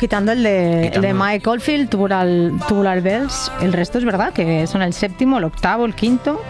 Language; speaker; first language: Spanish; native; Spanish